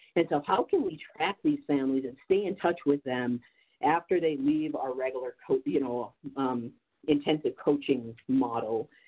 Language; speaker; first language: English; native; English